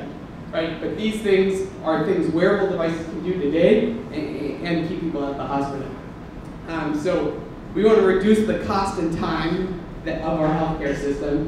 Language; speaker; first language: English; native; English